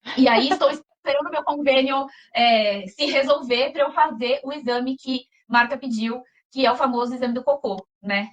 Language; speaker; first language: Portuguese; native; Portuguese